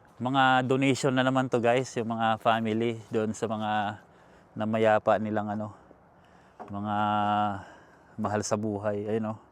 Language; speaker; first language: Filipino; native; Filipino